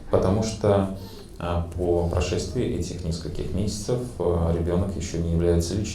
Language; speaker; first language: Russian; native; Russian